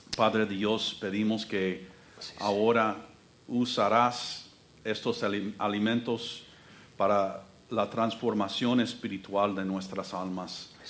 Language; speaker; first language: Spanish; non-native, fluent; English